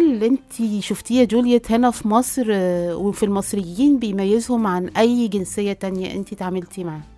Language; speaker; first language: Arabic; native; Arabic